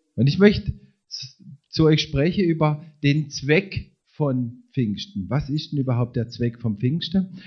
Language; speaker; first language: German; native; German